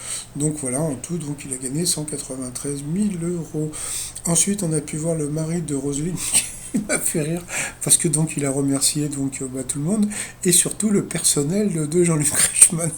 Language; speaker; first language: French; native; French